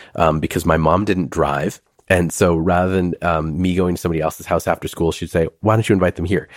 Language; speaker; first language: English; early bilingual, other home language; Hindi